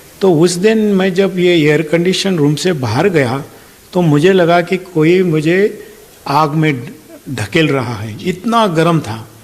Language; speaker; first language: Hindi; non-native, local second language; Marathi